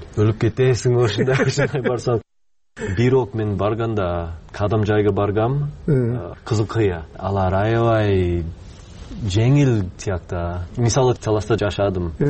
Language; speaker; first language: Kyrgyz; non-native, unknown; English